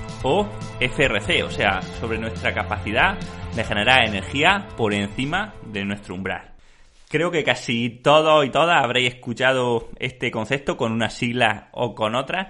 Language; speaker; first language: Spanish; native; Spanish